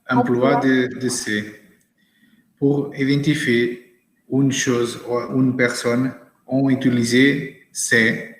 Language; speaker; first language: French; non-native, learner; Portuguese